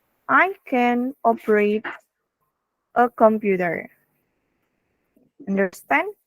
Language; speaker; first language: English; non-native, fluent; Indonesian